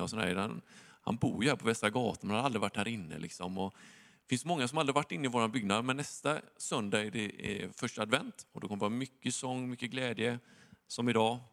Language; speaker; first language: Swedish; native; Swedish